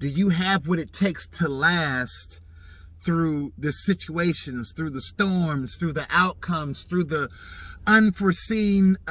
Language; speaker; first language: English; native; English